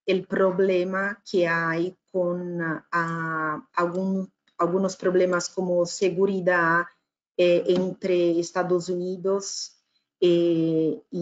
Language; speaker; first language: Spanish; non-native, fluent; Portuguese